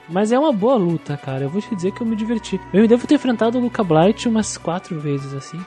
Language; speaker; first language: Portuguese; native; Portuguese